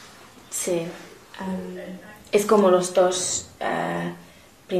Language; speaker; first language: Spanish; non-native, learner; English